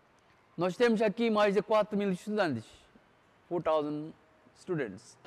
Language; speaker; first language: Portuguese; non-native, local second language; Konkani